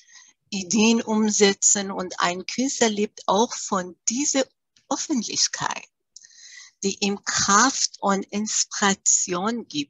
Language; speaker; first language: German; early bilingual, other home language; Persian